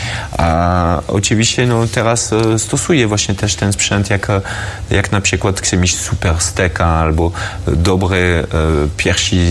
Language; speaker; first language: Polish; non-native, fluent; French